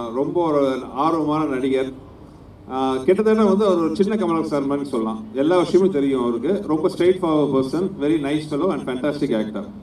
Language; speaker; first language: Tamil; native; Tamil